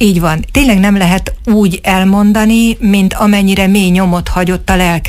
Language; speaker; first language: Hungarian; native; Hungarian